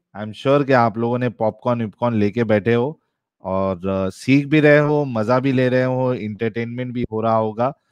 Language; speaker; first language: Hindi; native; Hindi